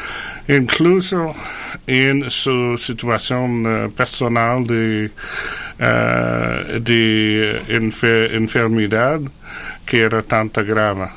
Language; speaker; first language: Spanish; non-native, fluent; French